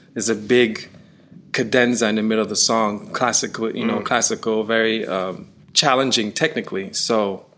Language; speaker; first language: English; native; English